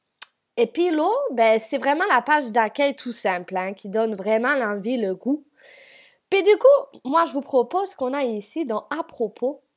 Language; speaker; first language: French; native; French